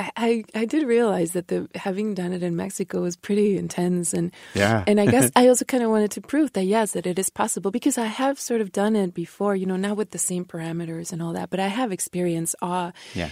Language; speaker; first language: English; non-native, fluent; Spanish